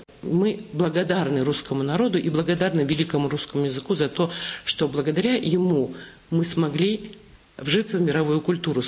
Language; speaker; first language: Russian; non-native, local second language; Kazakh